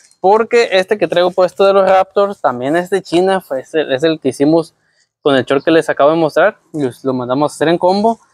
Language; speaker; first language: Spanish; native; Spanish